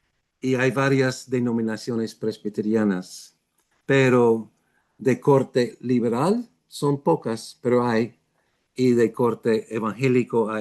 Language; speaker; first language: Spanish; non-native, fluent; English